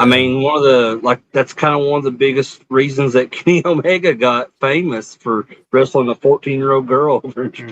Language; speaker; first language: English; native; English